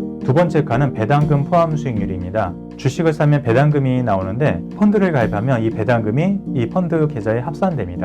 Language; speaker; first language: Korean; native; Korean